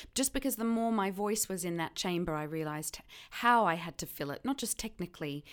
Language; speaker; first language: English; native; English